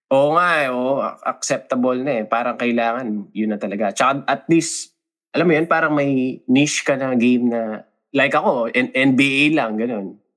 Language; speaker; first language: Filipino; native; Filipino